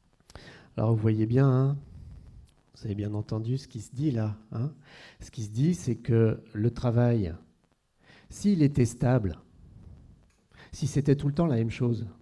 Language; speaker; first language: French; native; French